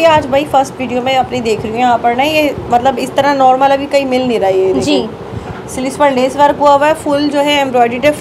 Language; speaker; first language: Urdu; native; Urdu